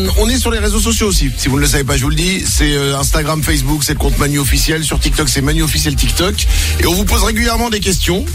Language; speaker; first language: French; native; French